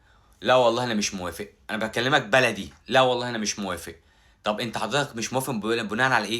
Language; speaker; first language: Arabic; native; Arabic